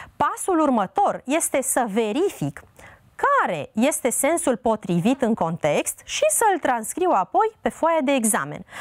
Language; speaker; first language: Romanian; native; Romanian